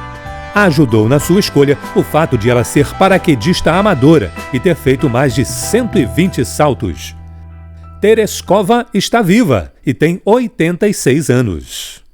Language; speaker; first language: Portuguese; native; Portuguese